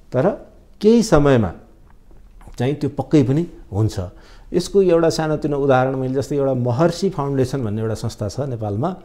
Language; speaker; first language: Nepali; native; Nepali